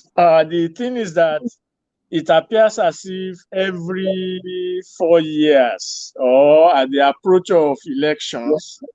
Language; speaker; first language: English; non-native, local second language; Yoruba